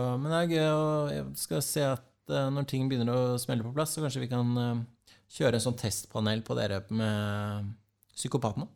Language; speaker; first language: Norwegian; native; Norwegian